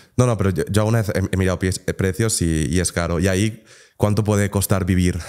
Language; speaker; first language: Spanish; native; Spanish